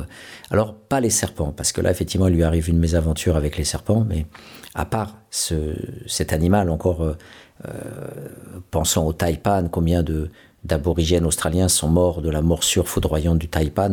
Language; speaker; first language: French; native; French